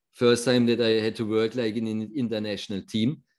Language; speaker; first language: English; non-native, fluent; German